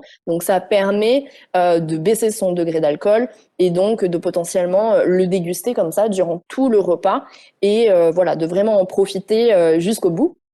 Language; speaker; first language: French; native; French